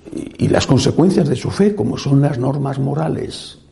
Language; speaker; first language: Spanish; native; Spanish